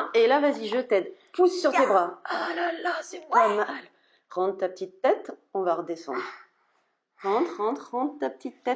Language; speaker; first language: French; native; French